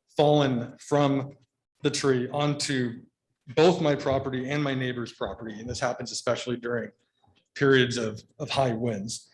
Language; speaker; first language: English; native; English